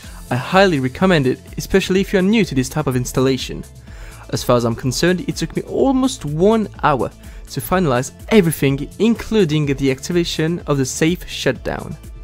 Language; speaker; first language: English; non-native, fluent; French